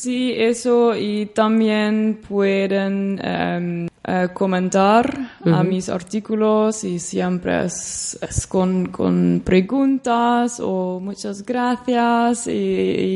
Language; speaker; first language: Spanish; non-native, learner; Dutch